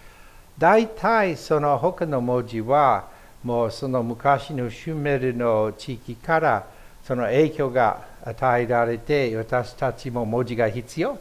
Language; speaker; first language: Japanese; non-native, fluent; English